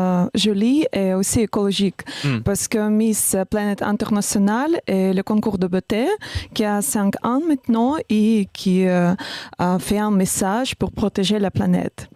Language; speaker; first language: French; non-native, learner; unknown